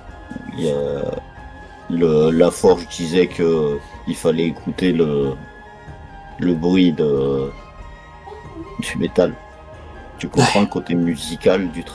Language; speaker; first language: French; native; French